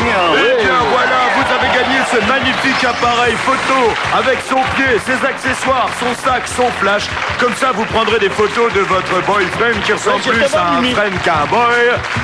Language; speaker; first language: French; native; French